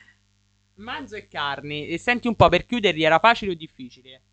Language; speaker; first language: Italian; native; Italian